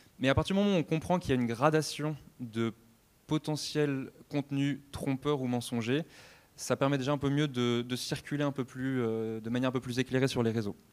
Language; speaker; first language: French; native; French